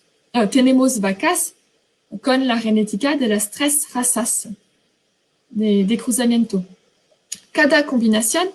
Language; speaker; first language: Spanish; non-native, fluent; French